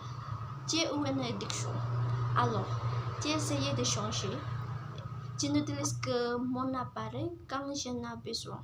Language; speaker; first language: French; non-native, learner; Indonesian